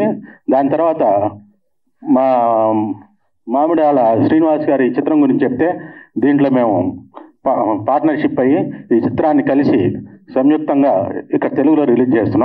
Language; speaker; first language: Telugu; native; Telugu